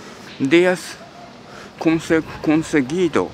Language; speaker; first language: Spanish; non-native, learner; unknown